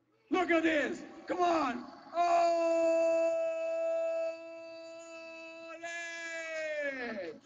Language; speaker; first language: English; non-native, learner; Russian